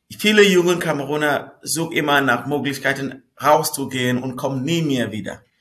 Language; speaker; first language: German; non-native, fluent; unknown